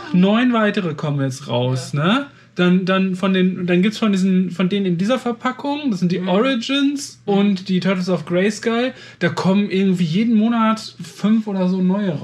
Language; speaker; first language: German; native; German